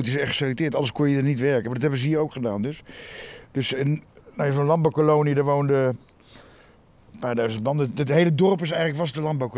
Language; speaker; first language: Dutch; native; Dutch